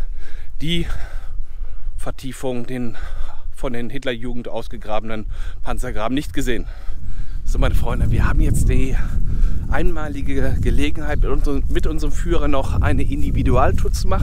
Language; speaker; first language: German; native; German